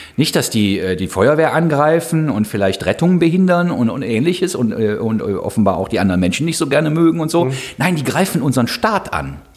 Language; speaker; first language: German; native; German